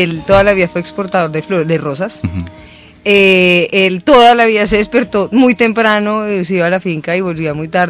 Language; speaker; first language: Spanish; native; Spanish